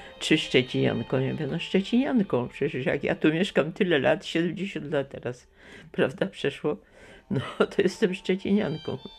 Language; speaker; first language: Polish; native; Polish